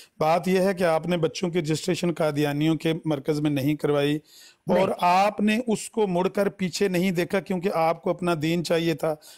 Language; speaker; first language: Urdu; non-native, local second language; Punjabi